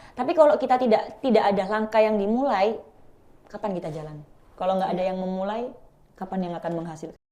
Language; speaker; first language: Indonesian; non-native, local second language; Madurese